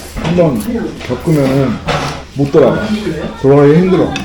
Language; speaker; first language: Korean; native; Korean